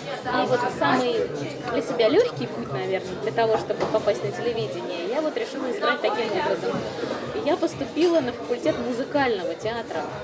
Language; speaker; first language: Russian; native; Russian